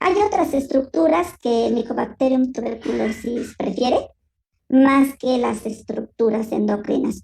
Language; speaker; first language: Spanish; native; Spanish